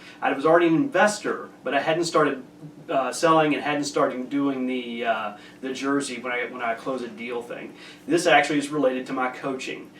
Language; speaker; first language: English; native; English